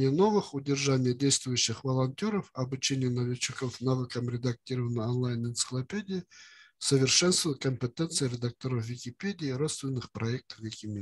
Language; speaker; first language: Russian; non-native, local second language; Bashkir